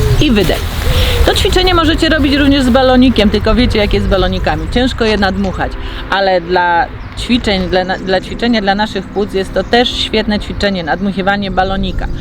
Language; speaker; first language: Polish; native; Polish